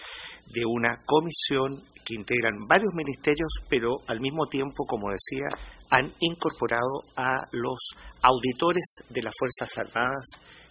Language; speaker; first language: Spanish; native; Spanish